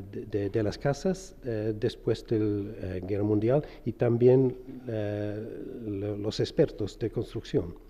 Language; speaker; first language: Spanish; non-native, fluent; English